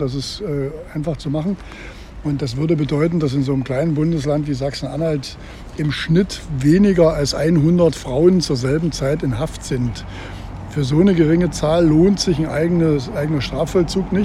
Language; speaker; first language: German; native; German